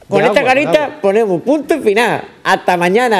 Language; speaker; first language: Spanish; native; Spanish